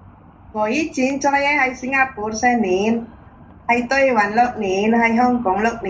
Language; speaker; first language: Cantonese; non-native, learner; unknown